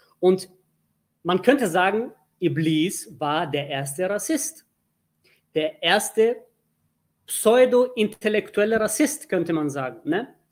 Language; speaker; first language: German; early bilingual, other home language; Turkish